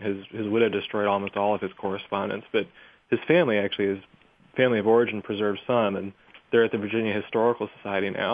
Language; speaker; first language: English; native; English